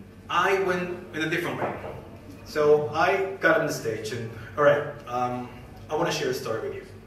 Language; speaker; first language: English; non-native, fluent; Spanish